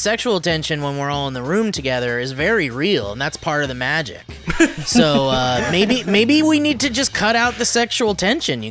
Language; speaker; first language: English; native; English